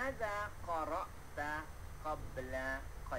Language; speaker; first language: Arabic; non-native, fluent; Malay